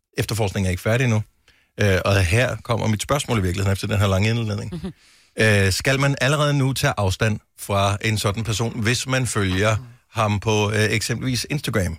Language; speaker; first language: Danish; native; Danish